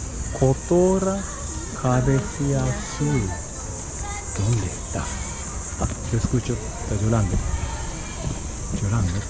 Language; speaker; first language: Spanish; non-native, learner; Japanese